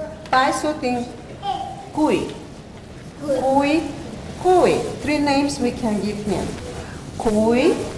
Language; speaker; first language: English; non-native, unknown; Quechua